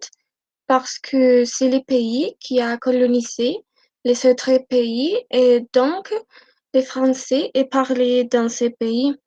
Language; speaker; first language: French; non-native, learner; Spanish